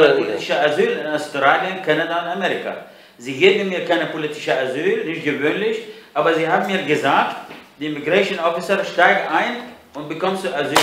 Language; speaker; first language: German; non-native, fluent; Arabic